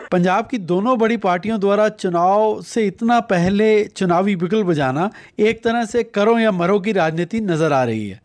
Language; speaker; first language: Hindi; non-native, local second language; Punjabi